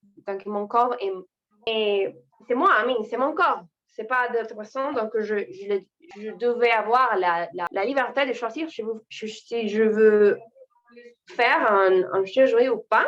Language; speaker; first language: French; non-native, learner; Spanish